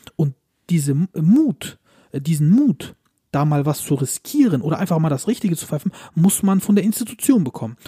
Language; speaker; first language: German; early bilingual, other home language; Turkish